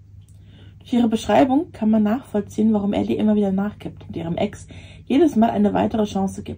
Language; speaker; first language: German; native; German